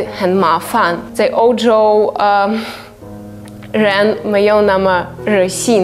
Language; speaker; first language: Chinese; non-native, fluent; Russian